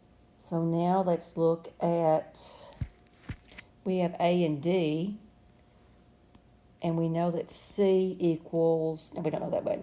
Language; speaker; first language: English; native; English